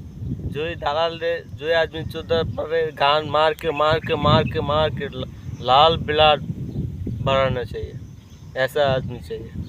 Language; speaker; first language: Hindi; non-native, learner; Bangla